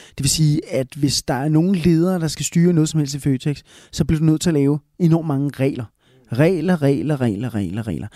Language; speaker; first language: Danish; early bilingual, other home language; Spanish